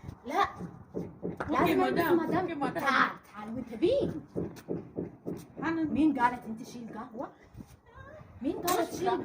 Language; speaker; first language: Arabic; non-native, learner; Amharic